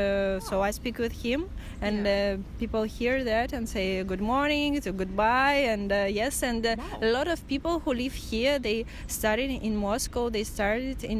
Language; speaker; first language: English; non-native, fluent; Russian